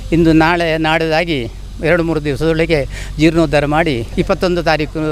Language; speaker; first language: Kannada; native; Kannada